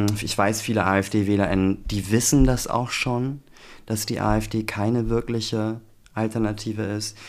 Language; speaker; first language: German; early bilingual, other home language; Turkish